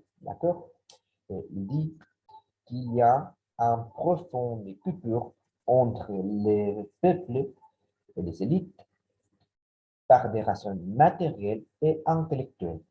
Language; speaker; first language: French; non-native, learner; Spanish